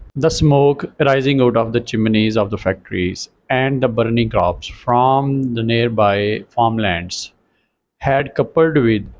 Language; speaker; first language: English; non-native, local second language; Urdu